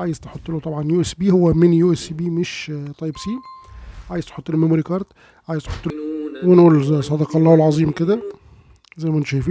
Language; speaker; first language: Arabic; native; Arabic